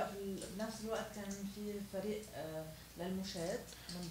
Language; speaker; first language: Arabic; native; Arabic